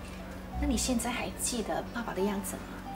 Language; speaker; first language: Chinese; native; Chinese